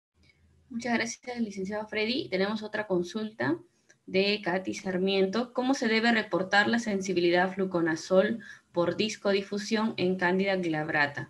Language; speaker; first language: Spanish; native; Spanish